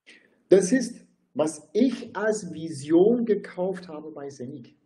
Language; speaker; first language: German; non-native, fluent; Turkish